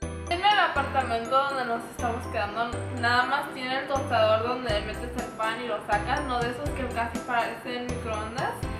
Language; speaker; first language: Spanish; early bilingual, other home language; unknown